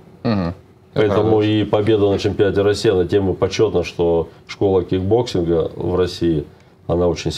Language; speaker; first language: Russian; native; Russian